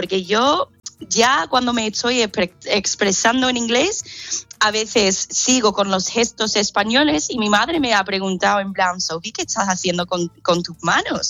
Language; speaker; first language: Spanish; non-native, fluent; English